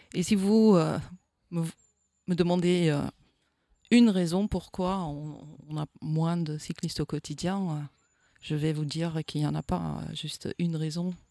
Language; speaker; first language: French; non-native, fluent; Dutch